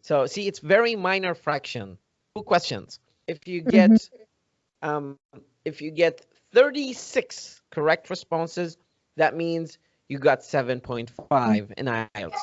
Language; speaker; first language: English; non-native, fluent; Arabic